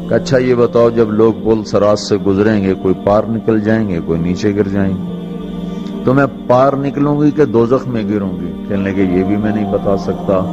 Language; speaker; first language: Urdu; non-native, local second language; Punjabi